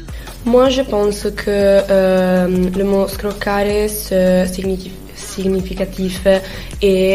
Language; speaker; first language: French; non-native, learner; Italian